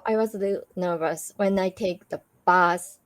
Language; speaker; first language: English; non-native, learner; Japanese